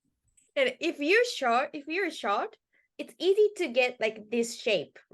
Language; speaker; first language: English; non-native, learner; Japanese